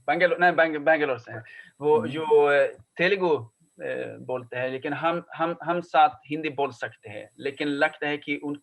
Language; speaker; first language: Hindi; non-native, learner; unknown